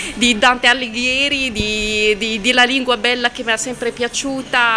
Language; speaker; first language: Italian; non-native, fluent; Arabic